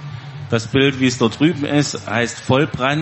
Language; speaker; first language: German; native; German